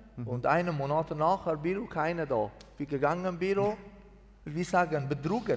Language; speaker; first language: German; non-native, learner; Persian